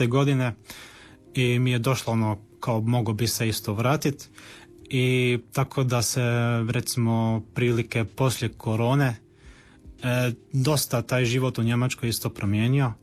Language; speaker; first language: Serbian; early bilingual, heritage; Croatian